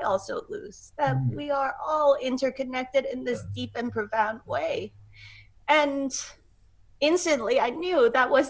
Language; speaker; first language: English; non-native, local second language; Cantonese